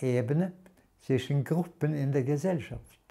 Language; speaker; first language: German; non-native, fluent; Norwegian